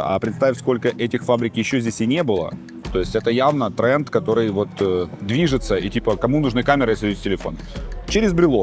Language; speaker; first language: Russian; native; Russian